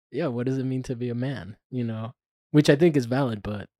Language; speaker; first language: English; native; English